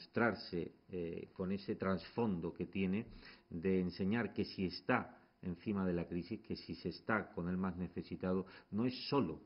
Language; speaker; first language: Spanish; native; Spanish